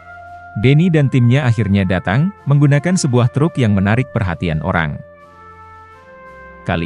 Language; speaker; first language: Indonesian; native; Indonesian